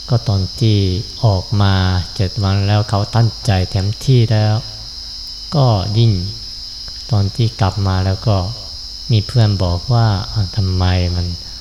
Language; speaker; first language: Thai; non-native, fluent; Japanese